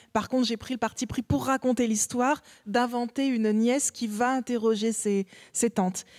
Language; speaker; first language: French; native; French